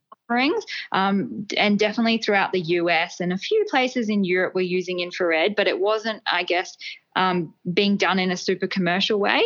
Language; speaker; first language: English; native; English